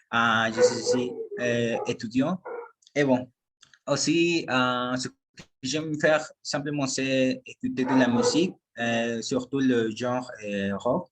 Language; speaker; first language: French; non-native, learner; Spanish